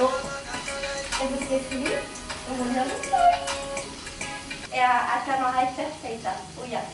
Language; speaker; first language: Portuguese; non-native, fluent; French